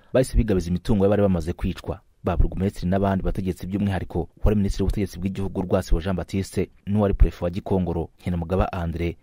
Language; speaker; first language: Kinyarwanda; native; Kinyarwanda